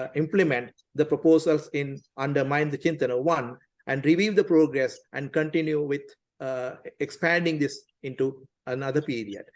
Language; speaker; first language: English; non-native, local second language; Tamil